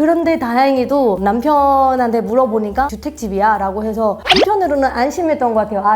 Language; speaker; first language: Korean; non-native, fluent; Burmese